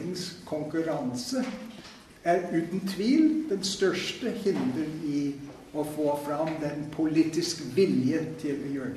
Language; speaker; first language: Norwegian; non-native, fluent; English